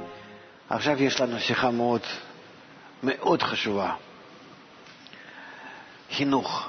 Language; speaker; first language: Hebrew; non-native, fluent; Russian